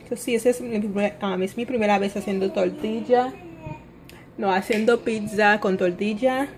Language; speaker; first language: Spanish; non-native, fluent; Haitian Creole